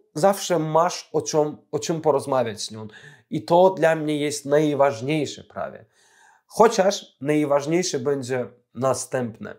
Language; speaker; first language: Polish; non-native, fluent; Azerbaijani